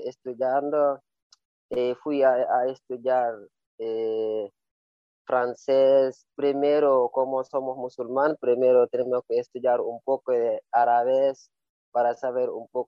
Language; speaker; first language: Spanish; non-native, learner; Wolof